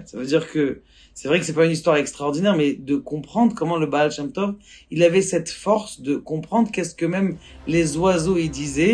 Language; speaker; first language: French; native; French